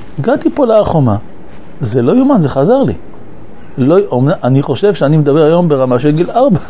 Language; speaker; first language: Hebrew; early bilingual, other home language; French